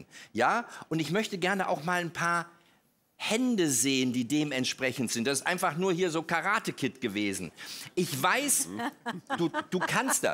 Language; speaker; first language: German; native; German